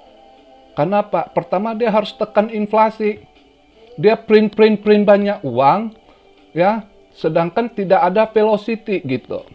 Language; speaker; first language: Indonesian; native; Indonesian